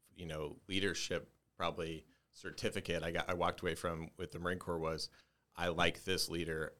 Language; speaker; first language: English; native; English